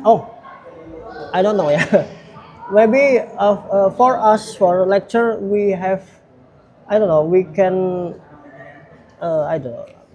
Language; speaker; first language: English; non-native, learner; Indonesian